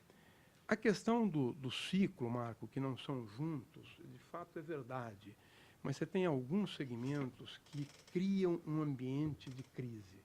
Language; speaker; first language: Portuguese; native; Portuguese